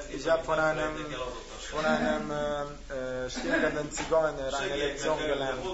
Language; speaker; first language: German; non-native, fluent; Hungarian